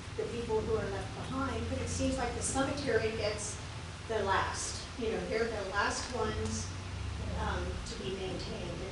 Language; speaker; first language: English; native; English